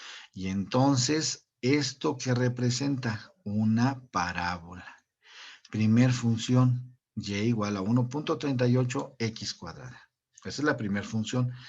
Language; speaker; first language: Spanish; native; Spanish